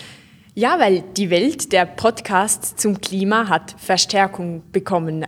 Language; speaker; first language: German; native; German